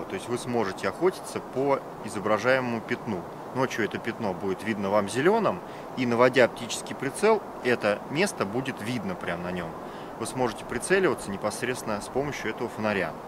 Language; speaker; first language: Russian; native; Russian